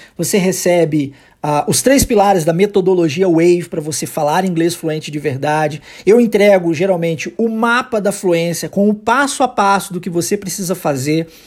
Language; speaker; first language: Portuguese; early bilingual, heritage; English